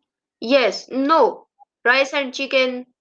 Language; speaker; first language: English; non-native, learner; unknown